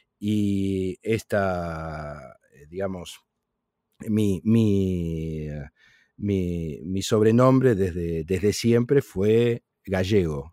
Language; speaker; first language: Spanish; native; Spanish